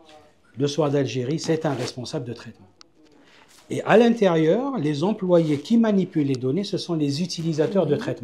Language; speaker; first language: French; non-native, local second language; Arabic